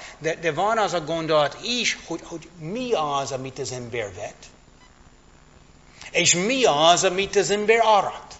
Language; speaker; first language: Hungarian; non-native, fluent; English